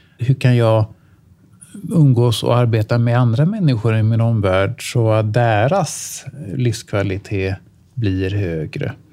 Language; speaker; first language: Swedish; native; Swedish